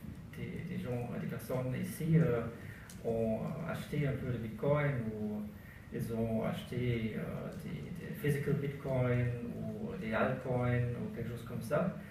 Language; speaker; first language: French; non-native, learner; German